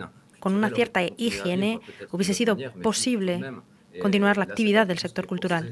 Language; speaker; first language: Spanish; native; Spanish